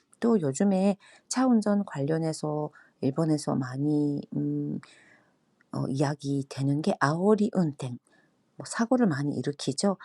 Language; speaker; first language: Korean; non-native, fluent; Japanese